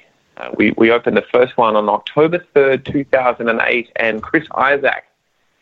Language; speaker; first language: English; native; English